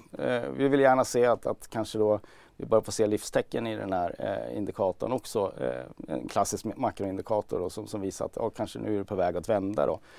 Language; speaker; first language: Swedish; native; Swedish